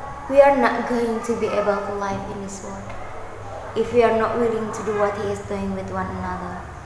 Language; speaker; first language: English; non-native, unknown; Indonesian